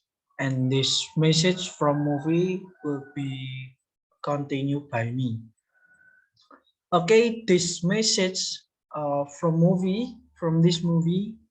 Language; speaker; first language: English; non-native, learner; Indonesian